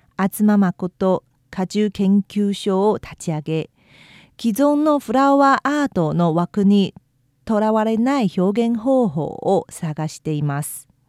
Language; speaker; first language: Japanese; non-native, fluent; Chinese